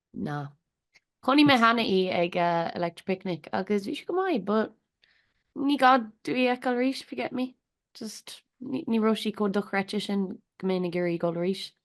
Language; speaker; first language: Irish; native; Irish